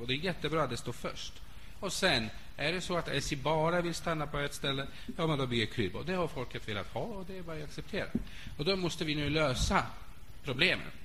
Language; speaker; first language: Swedish; non-native, fluent; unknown